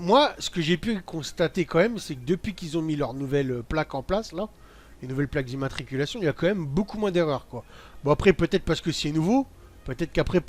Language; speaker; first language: French; native; French